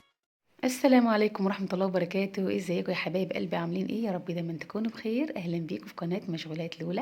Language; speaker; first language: Arabic; native; Arabic